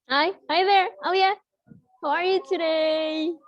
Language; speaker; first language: English; non-native, fluent; Indonesian